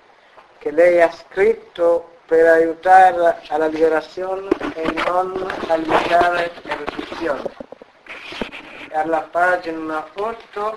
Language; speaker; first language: Italian; non-native, learner; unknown